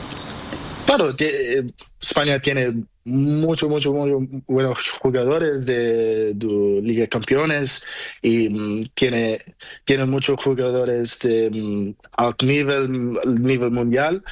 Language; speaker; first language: Spanish; non-native, learner; Portuguese